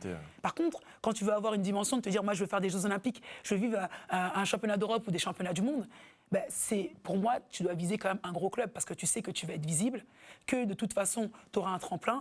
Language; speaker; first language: French; native; French